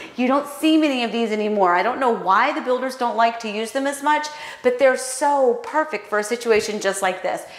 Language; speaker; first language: English; native; English